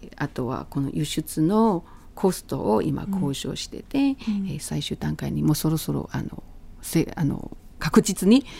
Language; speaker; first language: Japanese; non-native, fluent; Chinese